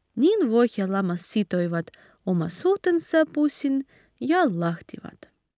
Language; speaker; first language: Finnish; non-native, learner; Ukrainian